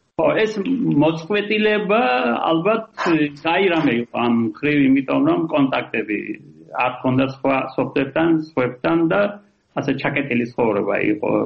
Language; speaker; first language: Georgian; early bilingual, heritage; Georgian